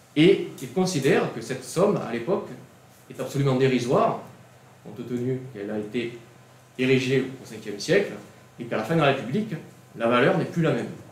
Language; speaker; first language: French; native; French